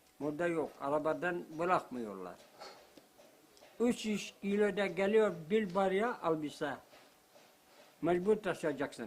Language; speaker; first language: Turkish; non-native, local second language; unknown